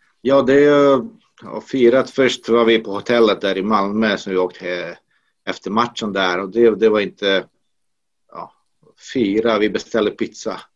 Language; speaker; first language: Swedish; non-native, fluent; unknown